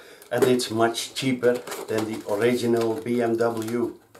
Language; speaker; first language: English; non-native, fluent; Dutch